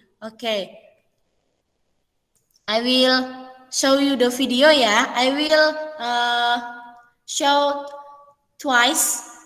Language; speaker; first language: English; non-native, fluent; Indonesian